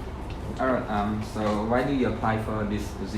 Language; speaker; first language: English; non-native, learner; Khmer